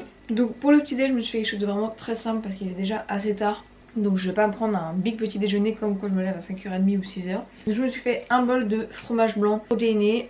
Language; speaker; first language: French; native; French